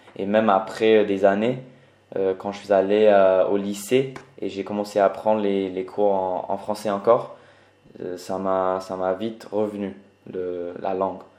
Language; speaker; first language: French; early bilingual, other home language; English